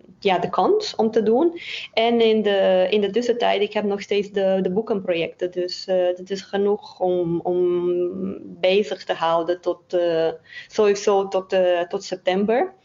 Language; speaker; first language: Dutch; non-native, fluent; Romanian